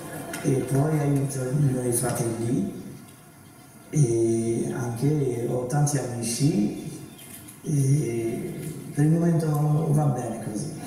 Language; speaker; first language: Italian; non-native, fluent; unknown